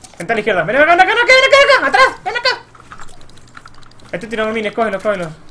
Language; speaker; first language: Spanish; native; Spanish